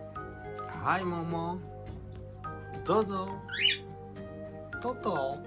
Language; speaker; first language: Japanese; native; Japanese